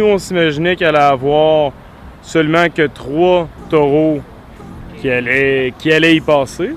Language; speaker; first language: French; native; French